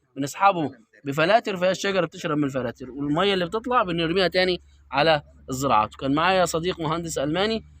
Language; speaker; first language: Egyptian Arabic; native; Egyptian Arabic